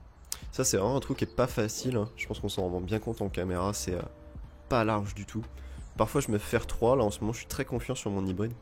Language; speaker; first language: French; native; French